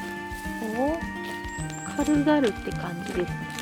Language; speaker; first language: Japanese; native; Japanese